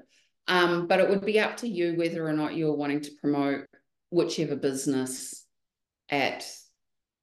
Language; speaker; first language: English; native; English